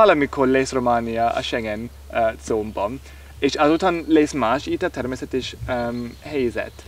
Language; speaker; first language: Hungarian; non-native, learner; English